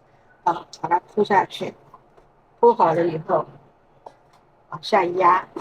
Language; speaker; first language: Chinese; native; Chinese